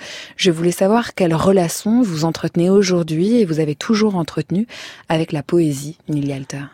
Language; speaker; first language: French; native; French